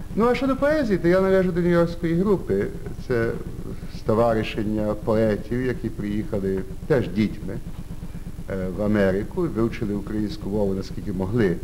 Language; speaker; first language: Ukrainian; early bilingual, heritage; Ukrainian